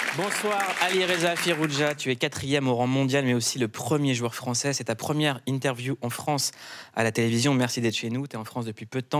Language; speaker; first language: French; native; French